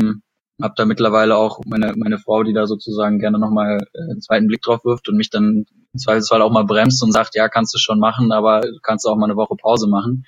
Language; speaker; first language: German; native; German